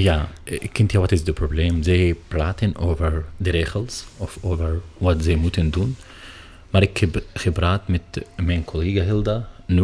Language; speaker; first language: Dutch; non-native, learner; Arabic